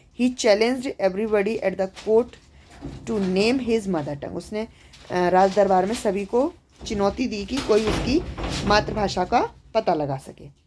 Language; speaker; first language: Hindi; native; Hindi